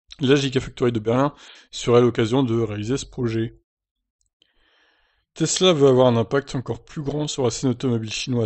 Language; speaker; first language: French; native; French